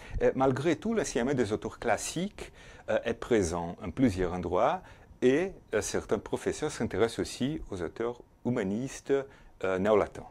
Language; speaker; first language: French; non-native, fluent; Portuguese